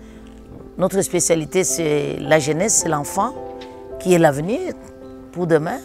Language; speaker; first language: French; non-native, local second language; Swahili